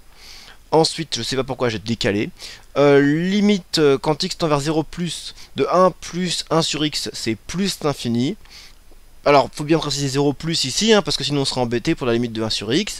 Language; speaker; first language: French; native; French